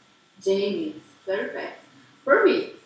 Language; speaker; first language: English; non-native, learner; Portuguese